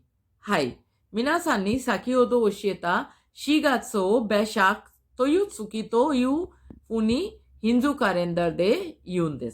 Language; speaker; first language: Japanese; non-native, fluent; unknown